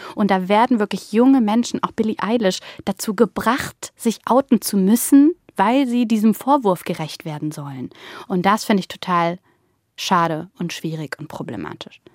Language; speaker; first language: German; early bilingual, other home language; Bulgarian